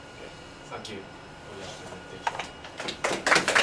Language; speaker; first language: English; non-native, learner; Japanese